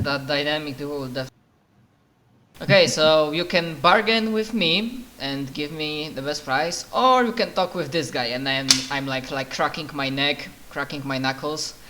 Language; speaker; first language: English; non-native, fluent; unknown